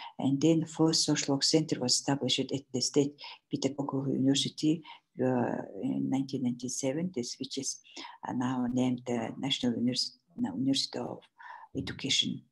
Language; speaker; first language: English; non-native, learner; Mongolian